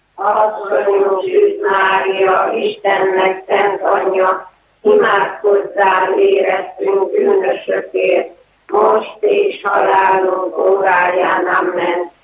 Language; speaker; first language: Hungarian; native; Hungarian